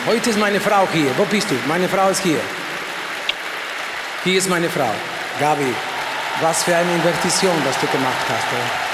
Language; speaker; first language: German; non-native, learner; Spanish